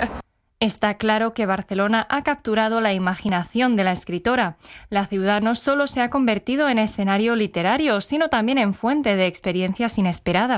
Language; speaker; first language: Spanish; non-native, fluent; Czech